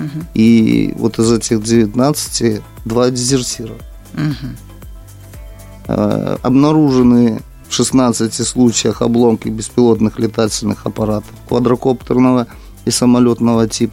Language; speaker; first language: Russian; native; Russian